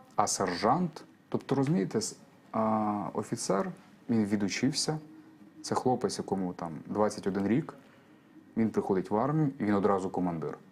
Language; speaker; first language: Ukrainian; native; Ukrainian